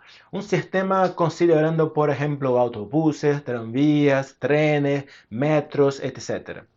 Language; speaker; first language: Spanish; non-native, fluent; Portuguese